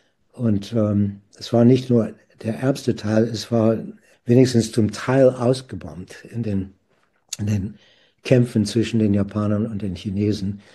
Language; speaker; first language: German; non-native, fluent; English